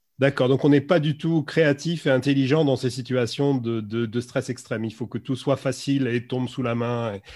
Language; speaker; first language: French; native; French